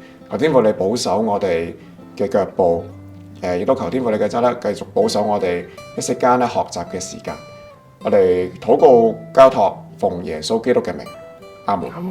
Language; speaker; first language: Cantonese; native; Cantonese